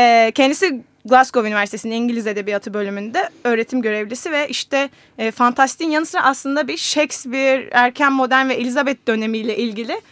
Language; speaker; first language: Turkish; native; Turkish